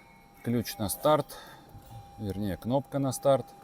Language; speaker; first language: Russian; native; Russian